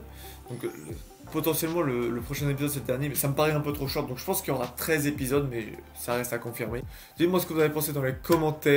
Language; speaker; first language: French; native; French